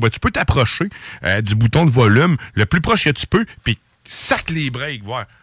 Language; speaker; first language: French; native; French